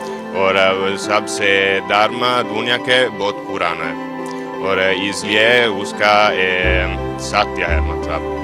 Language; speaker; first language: Hindi; non-native, learner; Italian